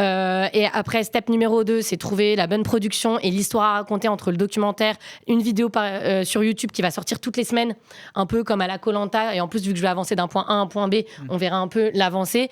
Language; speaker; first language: French; native; French